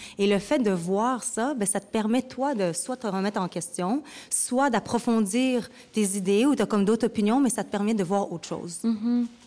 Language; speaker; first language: French; early bilingual, other home language; Vietnamese